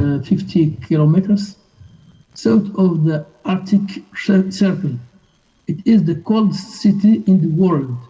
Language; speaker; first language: English; non-native, learner; Arabic